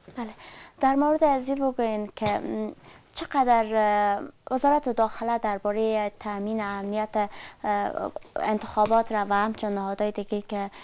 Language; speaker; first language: Persian; native; Persian